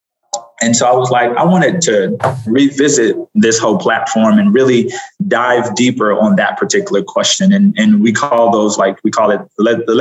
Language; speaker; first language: English; native; English